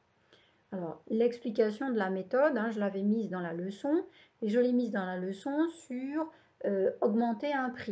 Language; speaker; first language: French; native; French